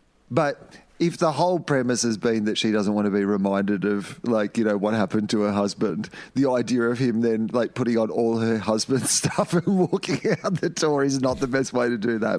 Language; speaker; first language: English; native; English